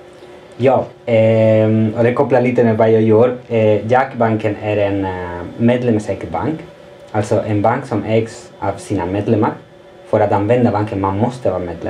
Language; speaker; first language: Swedish; non-native, fluent; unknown